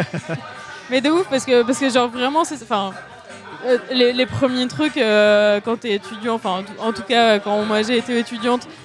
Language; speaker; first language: French; native; French